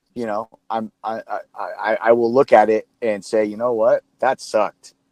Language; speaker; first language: English; native; English